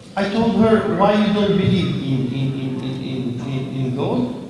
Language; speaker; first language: English; non-native, fluent; Albanian